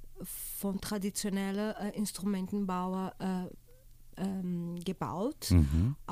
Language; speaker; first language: German; non-native, fluent; Portuguese